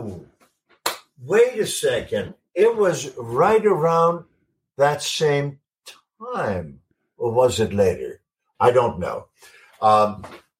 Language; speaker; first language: English; non-native, fluent; Swedish